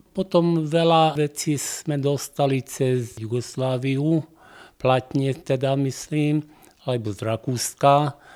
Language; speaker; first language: Slovak; non-native, local second language; Hungarian